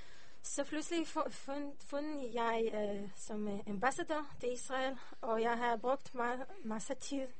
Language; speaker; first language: Danish; non-native, learner; Hebrew